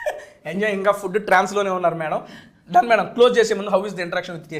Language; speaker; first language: Telugu; native; Telugu